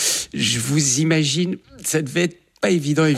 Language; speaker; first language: French; native; French